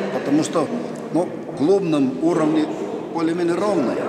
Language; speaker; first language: Russian; non-native, fluent; Estonian